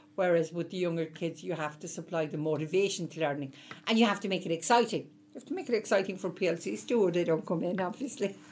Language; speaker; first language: English; native; English